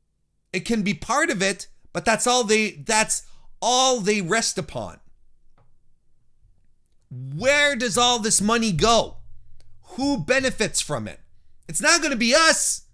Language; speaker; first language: English; native; English